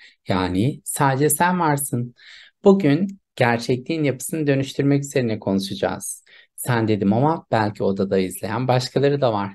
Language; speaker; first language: Turkish; native; Turkish